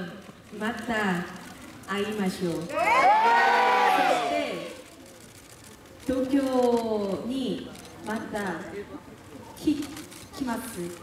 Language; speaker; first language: Japanese; non-native, learner; Korean